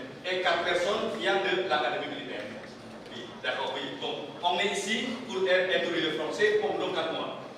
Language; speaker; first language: French; non-native, learner; Indonesian